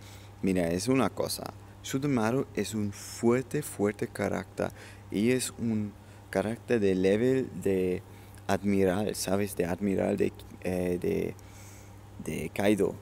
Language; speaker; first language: Spanish; non-native, learner; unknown